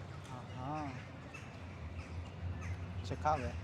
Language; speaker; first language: Polish; non-native, learner; Japanese